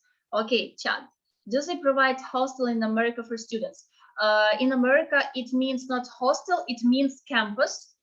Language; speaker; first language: English; non-native, fluent; Ukrainian